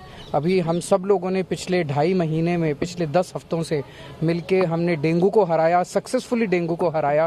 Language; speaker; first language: Hindi; native; Hindi